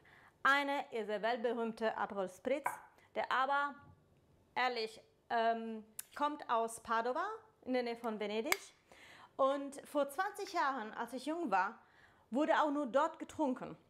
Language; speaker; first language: German; non-native, fluent; Italian